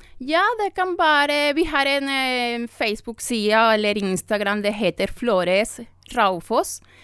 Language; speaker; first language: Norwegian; non-native, learner; Spanish